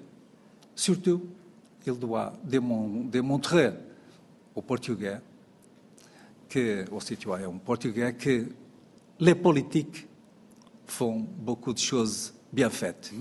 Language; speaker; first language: French; non-native, fluent; Portuguese